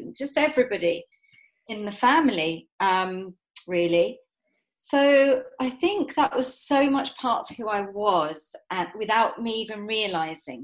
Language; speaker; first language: English; native; English